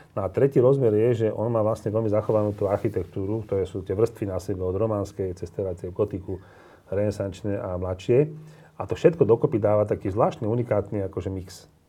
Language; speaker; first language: Slovak; native; Slovak